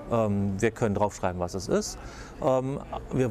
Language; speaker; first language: German; native; German